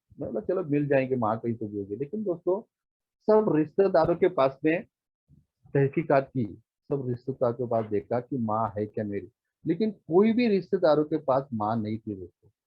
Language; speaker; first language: Hindi; non-native, local second language; Marathi